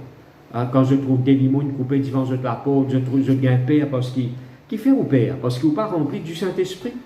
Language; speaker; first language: French; non-native, local second language; Morisyen